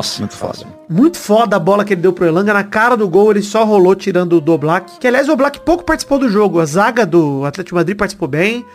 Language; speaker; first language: Portuguese; native; Portuguese